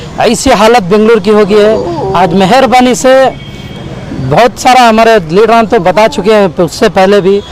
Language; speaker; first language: Hindi; non-native, local second language; Urdu